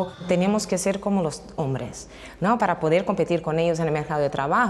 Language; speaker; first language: Spanish; non-native, fluent; Portuguese